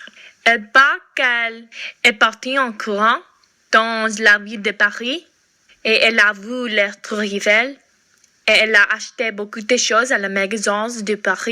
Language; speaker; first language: French; non-native, learner; English